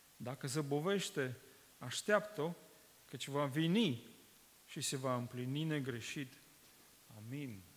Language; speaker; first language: Romanian; non-native, fluent; Russian